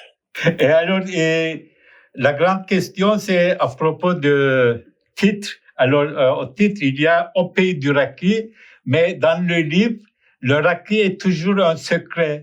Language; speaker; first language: French; non-native, fluent; Turkish